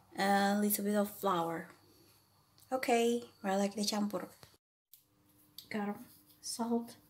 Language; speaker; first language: English; non-native, learner; Indonesian